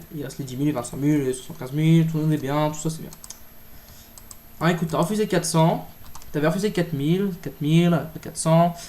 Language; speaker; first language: French; native; French